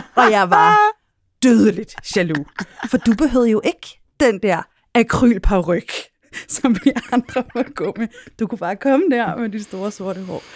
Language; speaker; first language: Danish; native; Danish